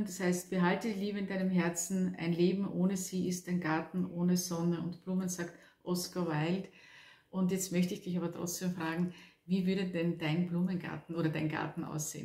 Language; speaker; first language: German; native; German